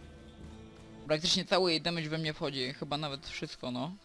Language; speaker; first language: Polish; native; Polish